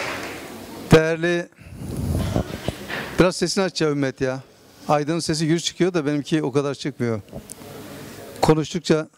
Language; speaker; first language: Turkish; native; Turkish